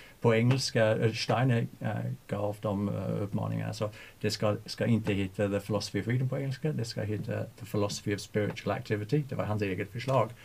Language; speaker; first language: Swedish; non-native, fluent; English